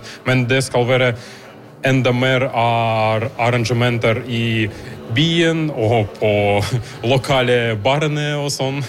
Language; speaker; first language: Norwegian; non-native, fluent; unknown